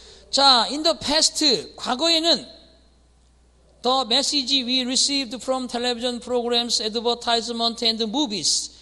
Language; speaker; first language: English; non-native, fluent; Korean